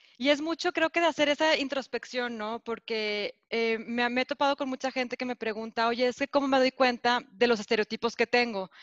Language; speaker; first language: Spanish; native; Spanish